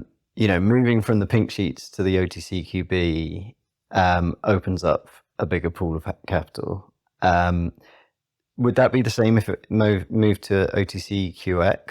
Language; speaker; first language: English; native; English